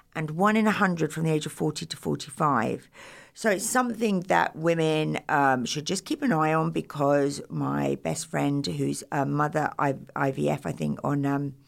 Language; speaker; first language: English; native; English